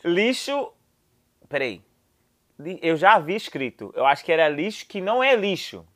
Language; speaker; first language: Portuguese; non-native, fluent; English